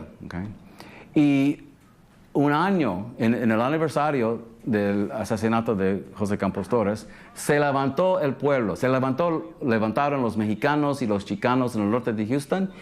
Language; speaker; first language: Spanish; early bilingual, heritage; English